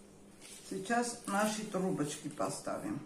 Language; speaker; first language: Russian; non-native, local second language; Armenian